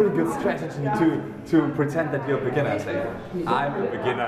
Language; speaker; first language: English; non-native, fluent; Greek